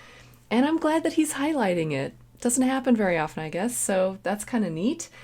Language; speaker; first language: English; native; English